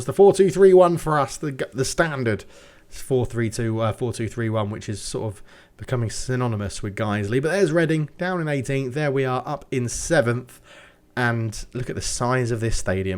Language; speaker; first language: English; native; English